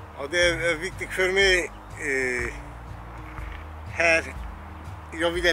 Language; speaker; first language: Swedish; non-native, learner; Turkish